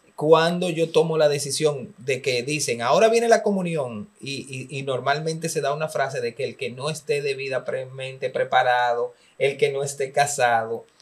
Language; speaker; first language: Spanish; native; Spanish